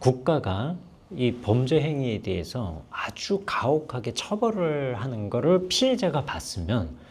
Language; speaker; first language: Korean; native; Korean